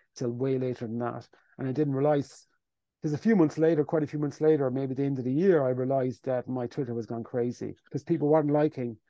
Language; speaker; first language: English; native; English